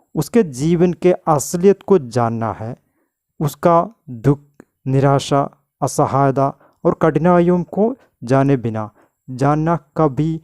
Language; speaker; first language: Hindi; non-native, local second language; Malayalam